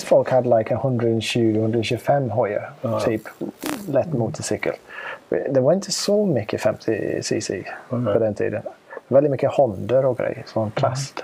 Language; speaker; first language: Swedish; non-native, fluent; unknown